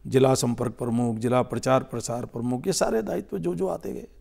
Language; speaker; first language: Hindi; native; Hindi